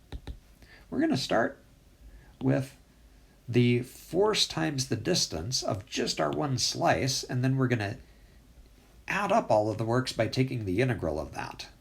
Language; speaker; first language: English; native; English